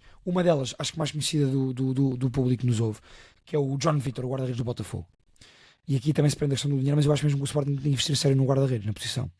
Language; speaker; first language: Portuguese; native; Portuguese